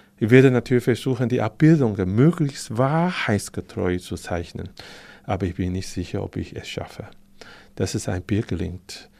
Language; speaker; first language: German; non-native, fluent; Chinese